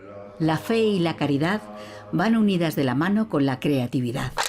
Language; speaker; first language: Spanish; native; Spanish